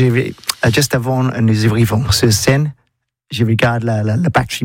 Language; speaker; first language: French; non-native, learner; English